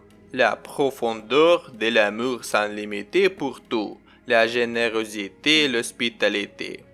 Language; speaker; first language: French; non-native, learner; Ukrainian